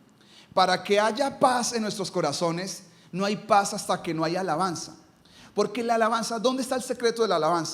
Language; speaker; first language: Spanish; native; Spanish